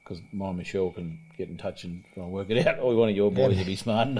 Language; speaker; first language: English; native; English